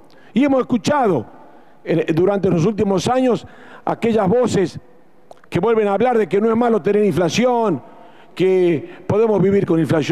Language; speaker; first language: Spanish; native; Spanish